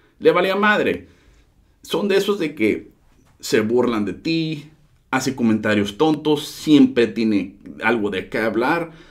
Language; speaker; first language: Spanish; early bilingual, heritage; Spanish